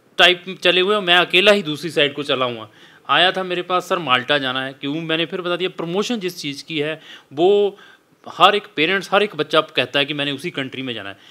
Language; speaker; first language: Hindi; non-native, local second language; Punjabi